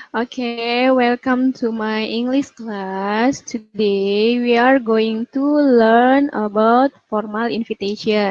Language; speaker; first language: English; non-native, fluent; Indonesian